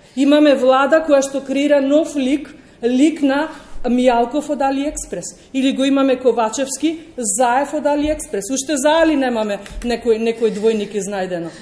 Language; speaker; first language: Macedonian; native; Macedonian